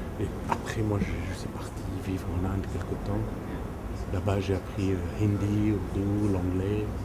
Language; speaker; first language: French; non-native, fluent; Persian